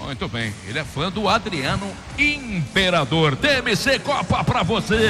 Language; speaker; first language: Portuguese; native; Portuguese